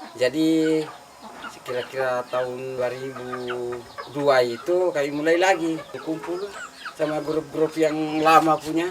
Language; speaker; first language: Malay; non-native, local second language; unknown